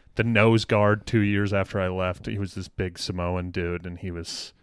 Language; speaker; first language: English; native; English